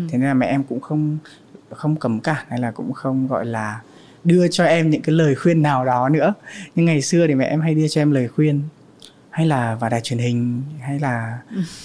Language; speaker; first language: Vietnamese; native; Vietnamese